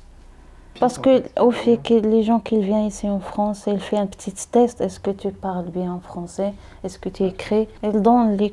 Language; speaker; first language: French; non-native, learner; Arabic